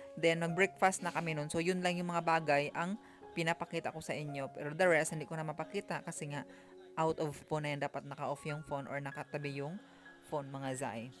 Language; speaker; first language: Filipino; non-native, local second language; Cebuano